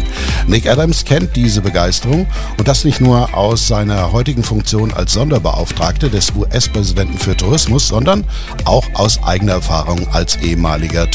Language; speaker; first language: German; native; German